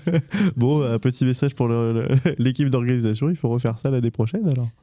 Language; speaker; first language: French; native; French